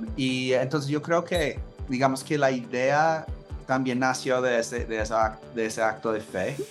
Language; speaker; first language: Spanish; non-native, fluent; English